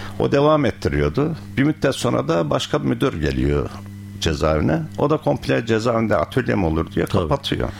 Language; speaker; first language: Turkish; native; Turkish